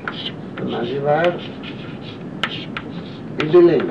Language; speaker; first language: Russian; non-native, learner; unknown